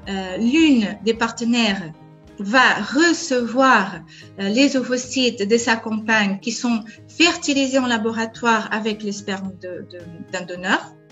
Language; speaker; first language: French; non-native, fluent; Portuguese